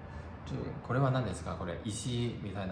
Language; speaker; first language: Japanese; non-native, fluent; Chinese